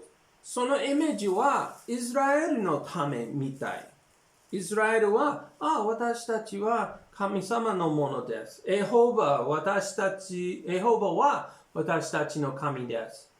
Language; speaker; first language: Japanese; non-native, learner; English